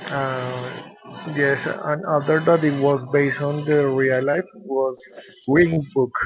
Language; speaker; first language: English; non-native, learner; Spanish